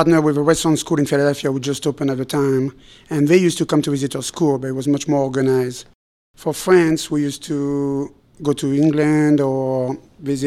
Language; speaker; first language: English; non-native, fluent; French